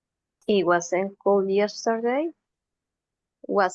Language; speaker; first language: English; non-native, learner; Spanish